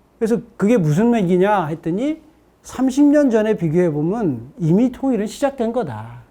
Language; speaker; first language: Korean; native; Korean